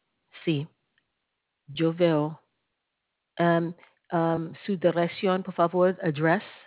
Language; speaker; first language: Spanish; non-native, learner; English